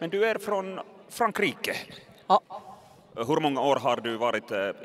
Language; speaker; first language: Swedish; non-native, fluent; Finnish